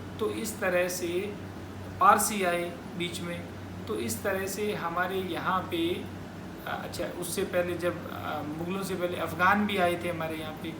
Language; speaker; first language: Hindi; native; Hindi